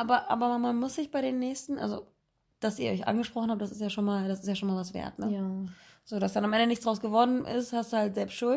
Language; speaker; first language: German; native; German